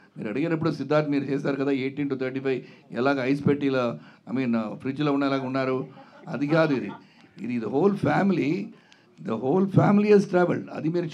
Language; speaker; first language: Telugu; non-native, learner; Tamil